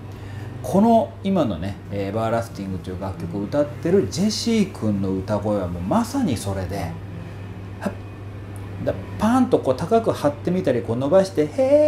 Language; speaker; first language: Japanese; native; Japanese